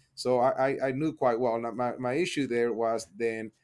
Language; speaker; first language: English; non-native, fluent; Spanish